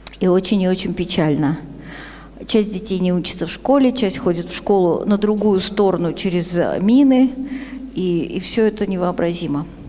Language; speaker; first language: Russian; native; Russian